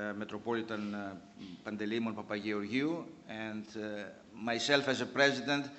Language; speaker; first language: English; non-native, fluent; Greek